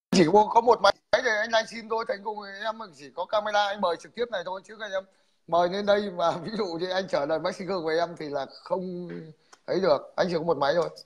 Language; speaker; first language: Vietnamese; native; Vietnamese